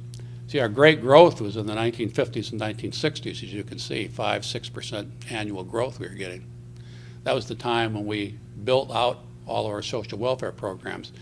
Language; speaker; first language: English; native; English